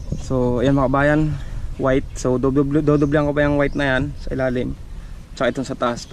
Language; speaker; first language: Filipino; non-native, local second language; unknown